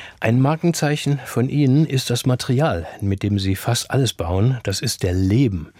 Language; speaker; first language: German; native; German